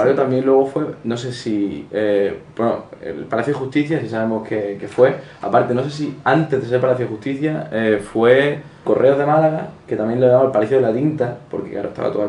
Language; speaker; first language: Spanish; native; Spanish